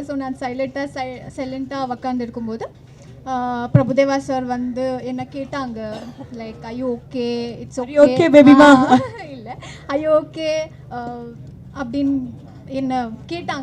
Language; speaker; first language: Tamil; non-native, fluent; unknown